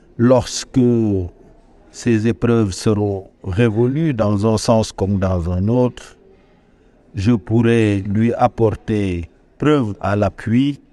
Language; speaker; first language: French; non-native, local second language; Wolof